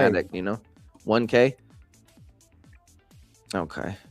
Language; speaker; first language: English; native; English